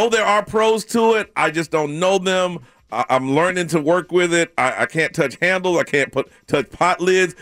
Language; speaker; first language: English; native; English